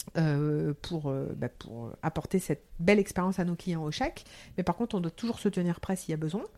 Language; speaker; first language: French; early bilingual, heritage; French